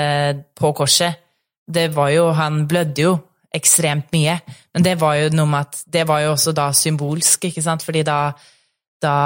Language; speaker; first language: Norwegian; native; Norwegian